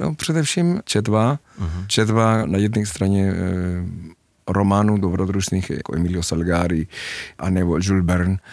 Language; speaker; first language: Czech; non-native, fluent; Spanish